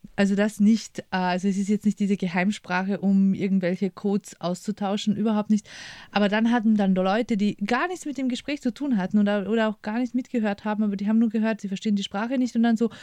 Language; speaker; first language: German; non-native, local second language; Croatian